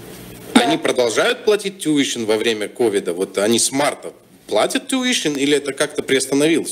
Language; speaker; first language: Russian; native; Russian